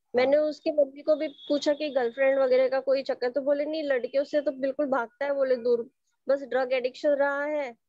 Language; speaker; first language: Hindi; native; Hindi